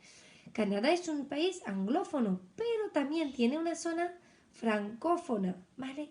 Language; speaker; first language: Spanish; non-native, fluent; French